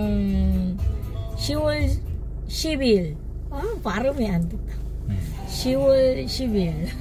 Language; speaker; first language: Korean; non-native, learner; Filipino